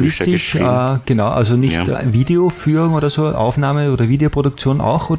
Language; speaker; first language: German; native; German